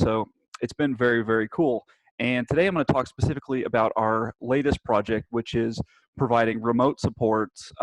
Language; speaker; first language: English; native; English